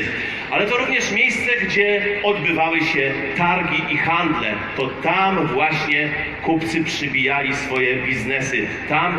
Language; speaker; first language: Polish; native; Polish